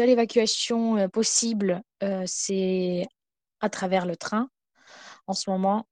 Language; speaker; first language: French; non-native, fluent; Ukrainian